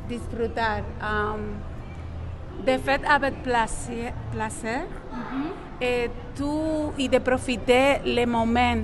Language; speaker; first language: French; non-native, learner; Spanish